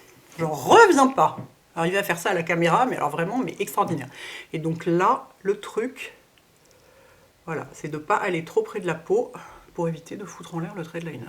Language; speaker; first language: French; native; French